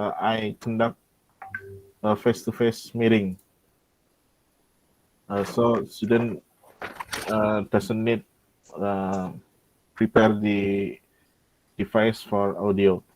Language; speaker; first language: English; non-native, local second language; Indonesian